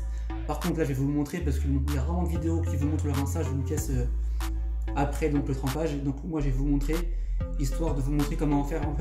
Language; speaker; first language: French; native; French